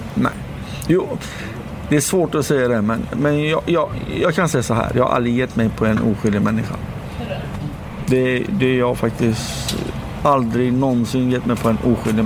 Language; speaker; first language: Swedish; non-native, fluent; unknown